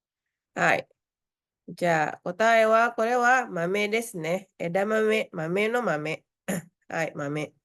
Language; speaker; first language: Japanese; non-native, fluent; Indonesian